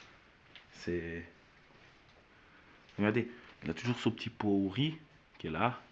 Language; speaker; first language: French; native; French